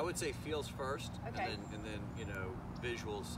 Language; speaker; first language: English; native; English